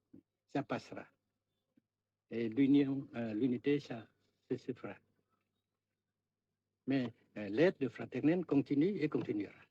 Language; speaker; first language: French; non-native, local second language; Vietnamese